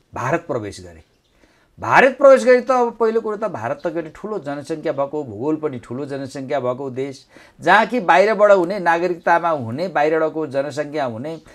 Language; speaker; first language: Nepali; native; Nepali